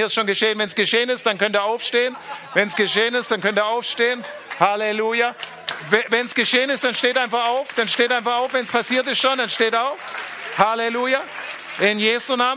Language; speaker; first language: German; native; German